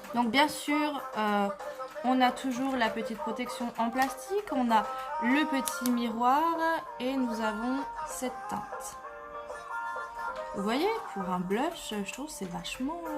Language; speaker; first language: French; native; French